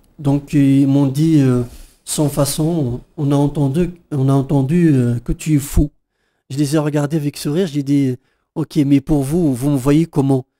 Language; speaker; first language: French; non-native, local second language; Kabyle